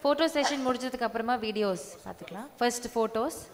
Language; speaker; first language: Tamil; native; Tamil